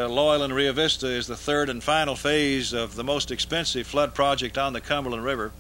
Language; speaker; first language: English; native; English